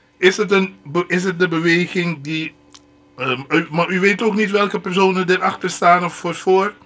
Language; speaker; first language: Dutch; native; Dutch